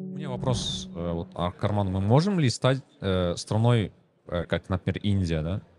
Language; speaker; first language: Russian; non-native, local second language; Kazakh